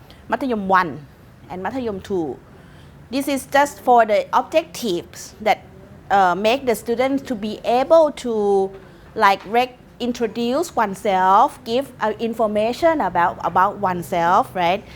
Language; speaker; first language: English; non-native, fluent; Thai